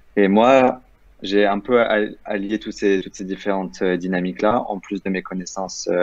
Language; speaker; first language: French; native; French